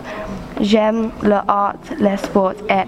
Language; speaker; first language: French; non-native, learner; English